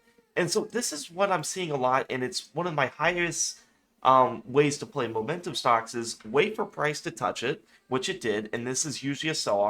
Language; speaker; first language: English; native; English